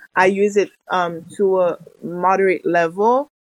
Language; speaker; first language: English; early bilingual, other home language; Haitian Creole